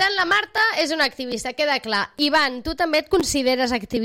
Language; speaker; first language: Catalan; native; Catalan